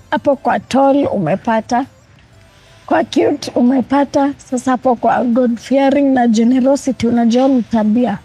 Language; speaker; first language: Swahili; native; Swahili